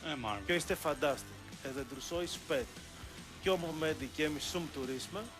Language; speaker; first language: Albanian; non-native, learner; Greek